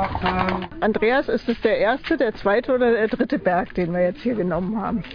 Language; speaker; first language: German; native; German